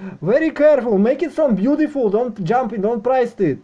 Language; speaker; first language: English; non-native, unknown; Russian